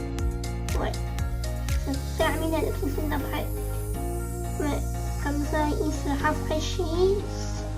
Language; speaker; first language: French; native; French